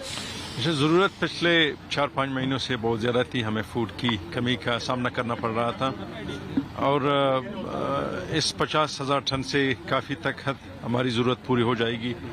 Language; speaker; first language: Hindi; non-native, fluent; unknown